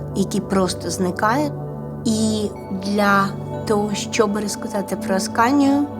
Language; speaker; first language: Ukrainian; non-native, local second language; Russian